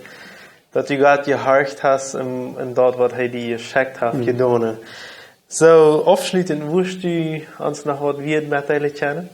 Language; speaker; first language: German; non-native, local second language; Low German